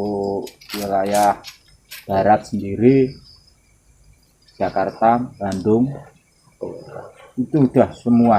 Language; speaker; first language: Indonesian; non-native, local second language; Javanese